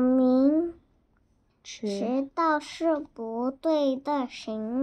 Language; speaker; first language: Chinese; non-native, learner; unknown